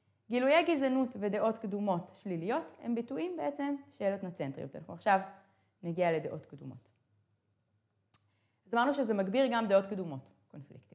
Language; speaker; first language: Hebrew; native; Hebrew